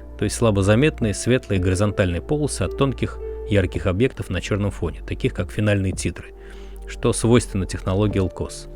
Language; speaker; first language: Russian; native; Russian